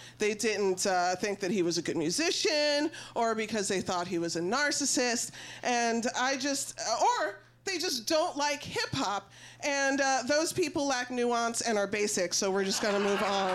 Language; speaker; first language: English; native; English